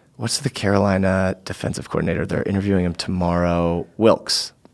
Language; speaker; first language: English; native; English